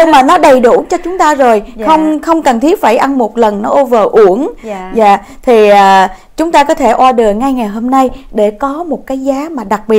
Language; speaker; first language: Vietnamese; native; Vietnamese